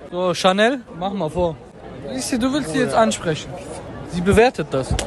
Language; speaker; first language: German; native; German